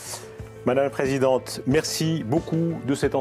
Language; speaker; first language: French; native; French